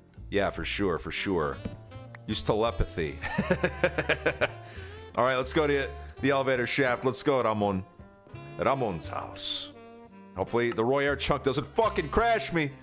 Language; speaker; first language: English; native; English